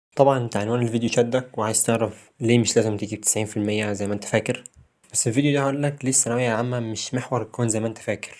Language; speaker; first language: Arabic; native; Arabic